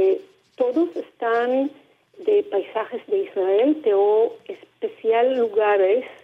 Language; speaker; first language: Spanish; non-native, learner; Hebrew